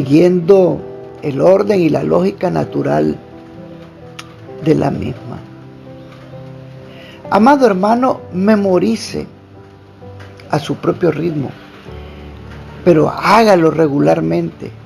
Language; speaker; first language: Spanish; native; Spanish